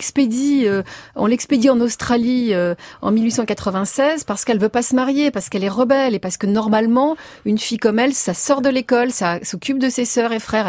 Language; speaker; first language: French; native; French